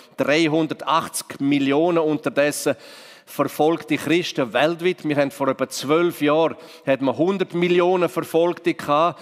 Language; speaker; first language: German; non-native, local second language; Romansh